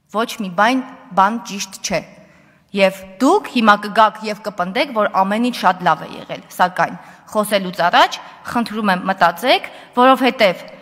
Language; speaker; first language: Armenian; native; Armenian